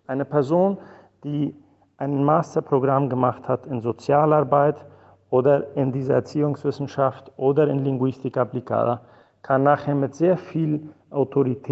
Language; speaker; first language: German; non-native, fluent; Spanish